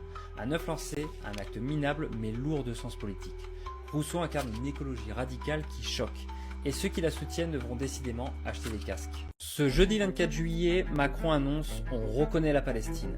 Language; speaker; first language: French; native; French